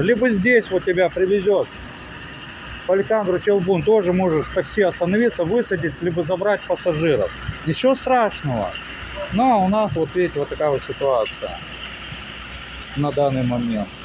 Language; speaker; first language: Russian; native; Russian